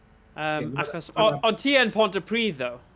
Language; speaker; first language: Welsh; native; Welsh